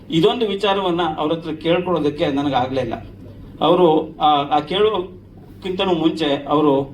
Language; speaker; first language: Kannada; native; Kannada